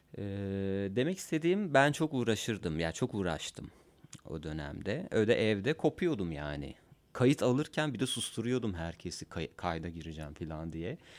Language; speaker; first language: Turkish; non-native, local second language; Kurdish